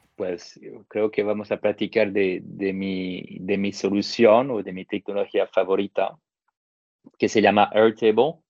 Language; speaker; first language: Spanish; non-native, fluent; French